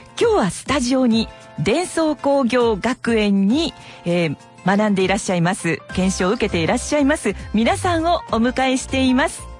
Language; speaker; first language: Japanese; native; Japanese